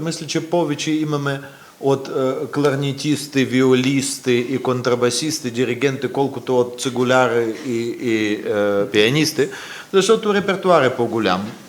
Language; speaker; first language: Bulgarian; non-native, fluent; Russian